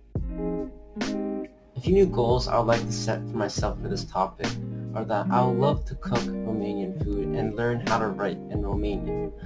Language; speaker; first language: English; native; English